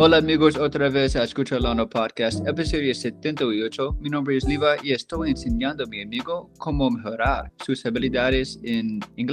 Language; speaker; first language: Spanish; non-native, learner; English